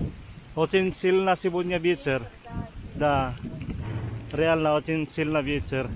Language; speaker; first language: Russian; non-native, learner; Filipino